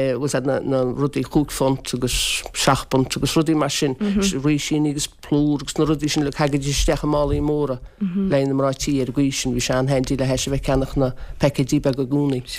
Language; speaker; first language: Irish; native; Irish